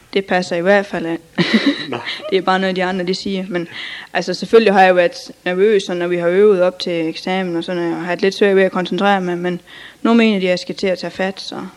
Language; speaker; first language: Danish; native; Danish